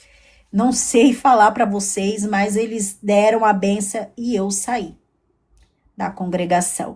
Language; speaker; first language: Portuguese; native; Portuguese